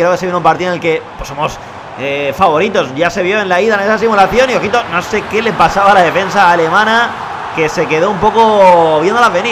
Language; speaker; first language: Spanish; native; Spanish